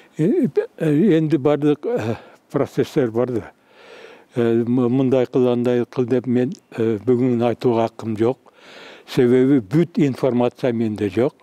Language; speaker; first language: Kyrgyz; native; Kyrgyz